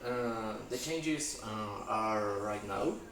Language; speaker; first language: English; non-native, learner; Spanish